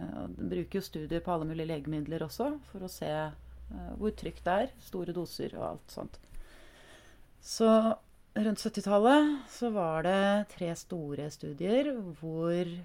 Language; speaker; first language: Norwegian; native; Norwegian